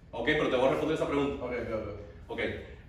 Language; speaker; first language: Spanish; native; Spanish